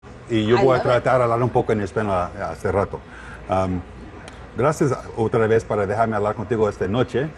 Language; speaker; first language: Spanish; non-native, learner; English